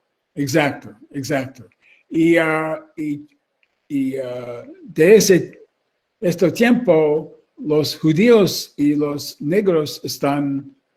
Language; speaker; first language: Spanish; non-native, learner; English